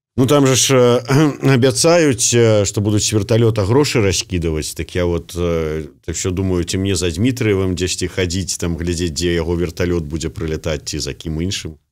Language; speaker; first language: Belarusian; non-native, local second language; Russian